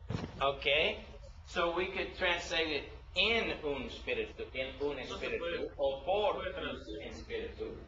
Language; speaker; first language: Spanish; non-native, learner; English